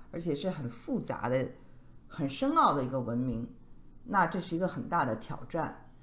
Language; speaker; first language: Chinese; native; Chinese